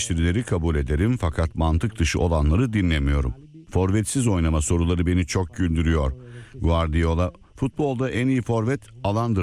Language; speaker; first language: Turkish; non-native, fluent; Italian